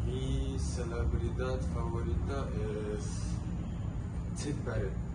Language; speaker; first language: Spanish; non-native, learner; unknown